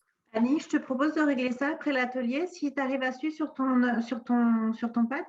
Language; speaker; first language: French; native; French